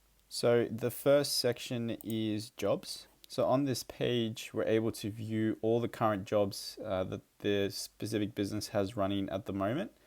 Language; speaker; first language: English; native; English